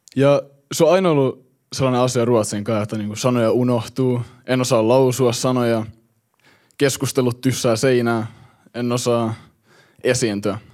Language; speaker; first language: Finnish; early bilingual, heritage; Finnish